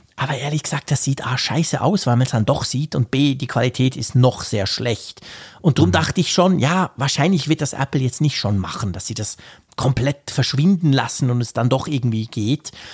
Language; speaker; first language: German; native; German